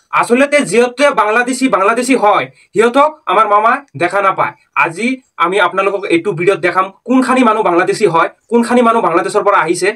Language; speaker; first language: Assamese; non-native, local second language; Bangla